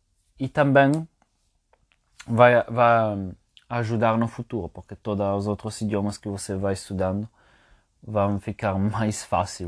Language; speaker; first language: Portuguese; non-native, fluent; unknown